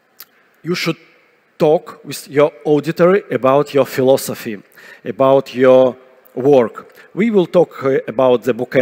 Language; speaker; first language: English; non-native, fluent; Russian